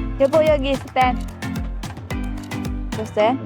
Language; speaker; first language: Korean; non-native, learner; Thai